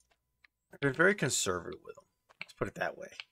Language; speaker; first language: English; native; English